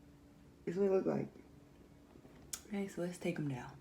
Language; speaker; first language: English; native; English